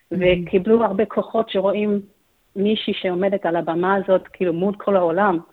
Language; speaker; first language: Hebrew; non-native, fluent; English